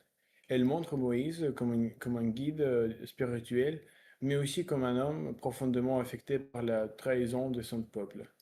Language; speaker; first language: French; non-native, learner; Russian